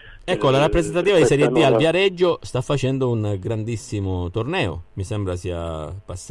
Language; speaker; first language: Italian; native; Italian